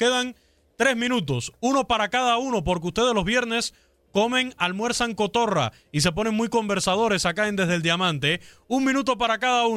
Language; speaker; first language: Spanish; native; Spanish